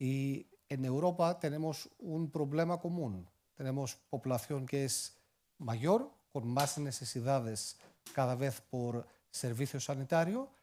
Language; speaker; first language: Spanish; non-native, fluent; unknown